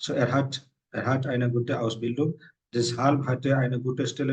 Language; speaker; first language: German; non-native, fluent; Hindi